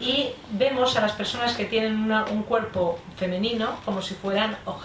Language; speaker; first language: Spanish; native; Spanish